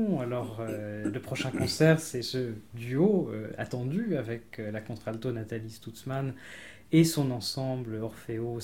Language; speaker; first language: French; native; French